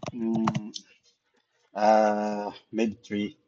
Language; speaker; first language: English; non-native, learner; Portuguese